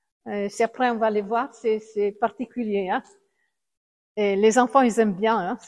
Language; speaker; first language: French; non-native, fluent; Italian